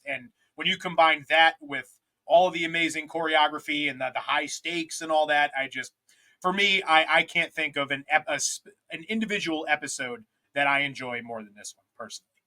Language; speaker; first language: English; native; English